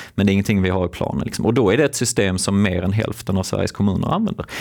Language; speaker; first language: Swedish; native; Swedish